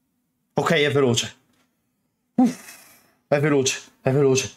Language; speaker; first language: Italian; native; Italian